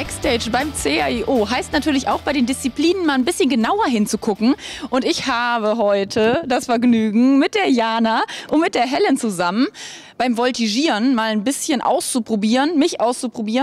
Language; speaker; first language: German; native; German